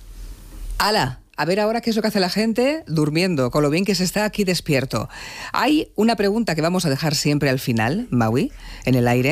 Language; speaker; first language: Spanish; native; Spanish